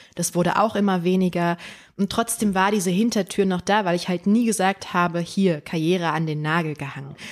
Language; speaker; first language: German; early bilingual, other home language; Polish